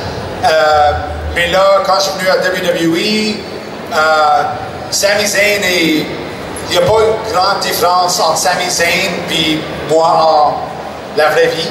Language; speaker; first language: French; non-native, local second language; English